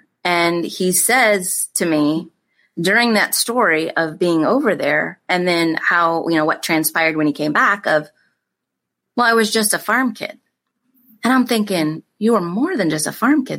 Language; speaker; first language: English; native; English